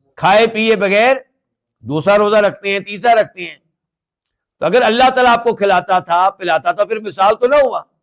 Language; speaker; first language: Urdu; non-native, local second language; Punjabi